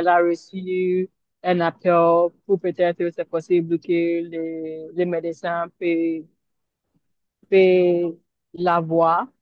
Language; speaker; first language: French; non-native, learner; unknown